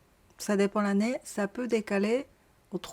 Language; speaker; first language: French; non-native, learner; Japanese